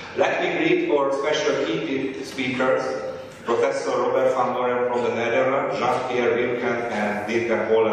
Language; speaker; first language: English; non-native, fluent; Hungarian